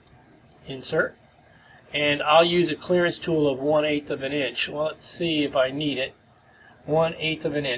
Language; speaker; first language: English; native; English